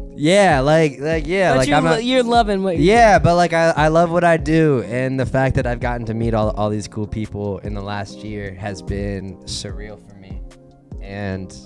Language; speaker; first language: English; native; English